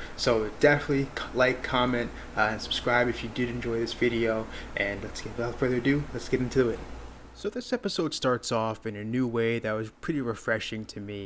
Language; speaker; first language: English; native; English